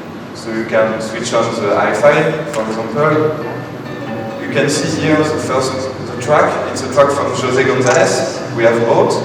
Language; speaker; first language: English; non-native, fluent; French